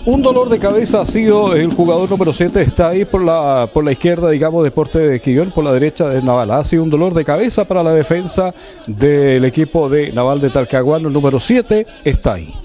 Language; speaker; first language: Spanish; native; Spanish